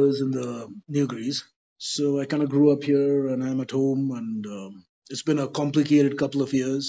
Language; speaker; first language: English; non-native, local second language; Badaga